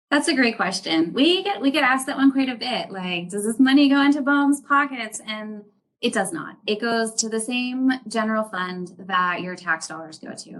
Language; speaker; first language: English; native; English